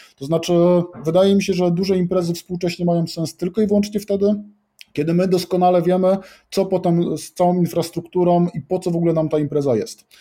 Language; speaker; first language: Polish; native; Polish